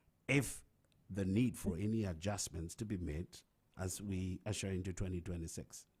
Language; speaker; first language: English; non-native, local second language; Akan